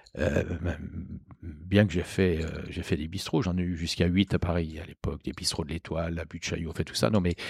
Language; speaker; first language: French; native; French